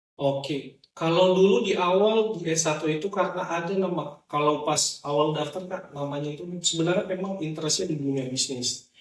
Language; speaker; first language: Indonesian; non-native, local second language; Nias